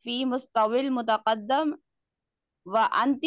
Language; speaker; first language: Arabic; non-native, learner; Urdu